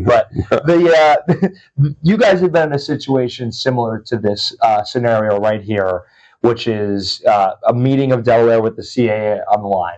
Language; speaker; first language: English; native; English